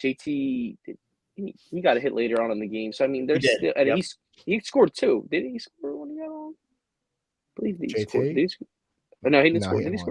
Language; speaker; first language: English; native; English